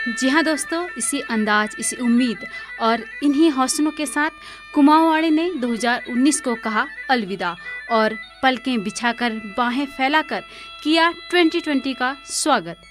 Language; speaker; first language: Hindi; native; Hindi